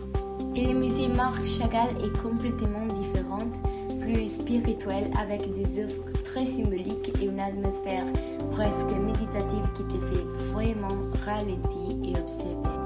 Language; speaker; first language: French; non-native, learner; Italian